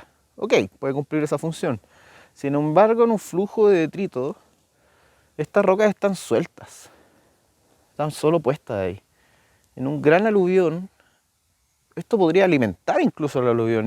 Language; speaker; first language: Spanish; native; Spanish